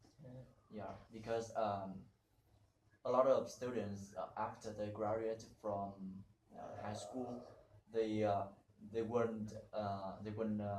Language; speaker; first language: English; non-native, learner; Vietnamese